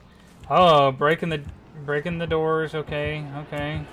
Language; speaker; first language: English; native; English